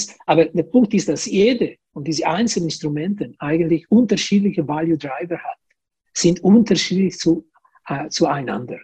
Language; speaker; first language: German; non-native, fluent; Italian